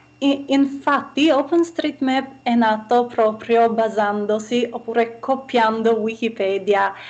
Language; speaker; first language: Italian; non-native, fluent; Albanian